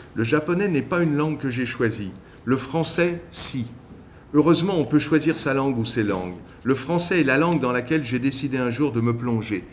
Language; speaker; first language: French; native; French